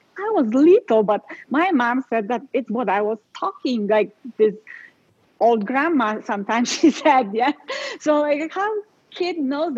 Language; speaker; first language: English; non-native, fluent; Polish